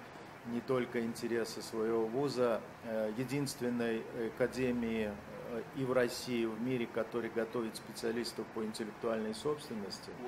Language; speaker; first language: Russian; native; Russian